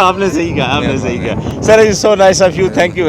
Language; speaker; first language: Urdu; native; Urdu